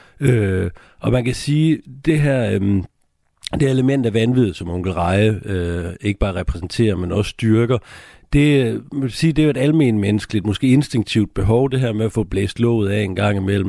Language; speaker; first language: Danish; native; Danish